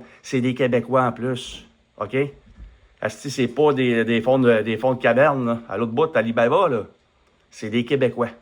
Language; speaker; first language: French; native; French